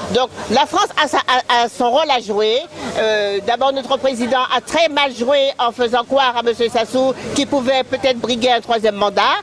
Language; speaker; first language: French; native; French